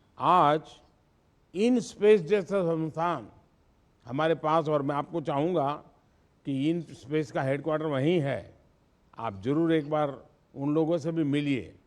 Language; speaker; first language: Hindi; non-native, local second language; Gujarati